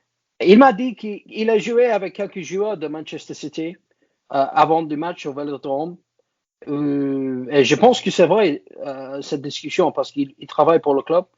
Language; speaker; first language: French; non-native, learner; English